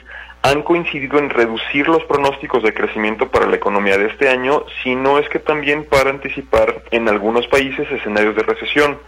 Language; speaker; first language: Spanish; native; Spanish